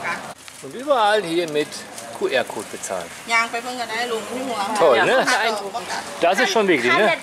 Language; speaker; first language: German; native; German